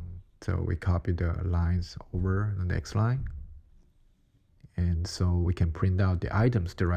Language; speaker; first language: English; non-native, fluent; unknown